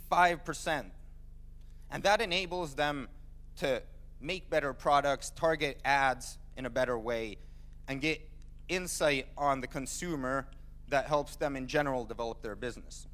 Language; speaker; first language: English; non-native, fluent; Finnish